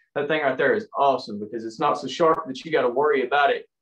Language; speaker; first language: English; native; English